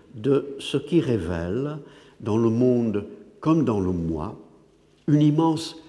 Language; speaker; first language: French; non-native, fluent; English